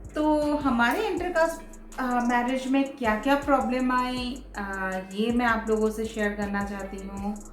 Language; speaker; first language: Hindi; non-native, local second language; Bangla